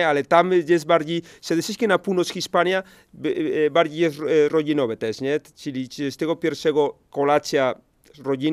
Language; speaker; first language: Polish; non-native, learner; Spanish